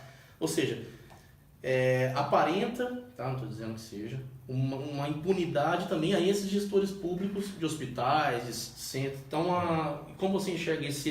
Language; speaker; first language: Portuguese; native; Portuguese